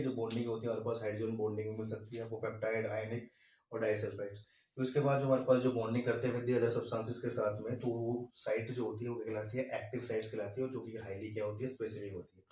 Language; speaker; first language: Hindi; native; Hindi